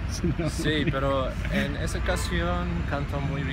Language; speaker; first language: Spanish; non-native, fluent; English